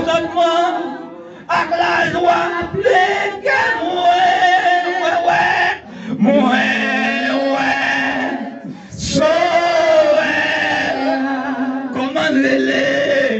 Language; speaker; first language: French; non-native, learner; Haitian Creole